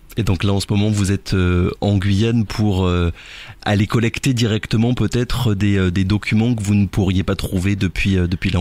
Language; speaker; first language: French; native; French